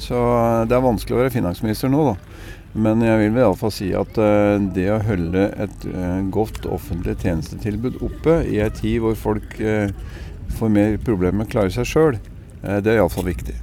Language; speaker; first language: Norwegian; native; Norwegian